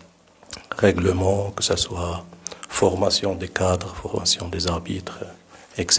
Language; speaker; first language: French; non-native, local second language; Arabic